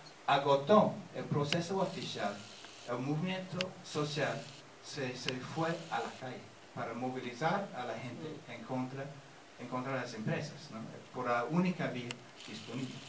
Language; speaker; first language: Spanish; non-native, fluent; English